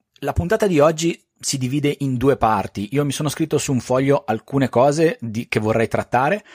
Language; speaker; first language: Italian; native; Italian